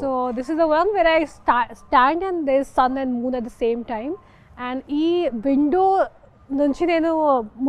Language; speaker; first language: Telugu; non-native, fluent; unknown